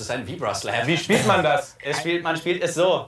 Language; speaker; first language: German; native; German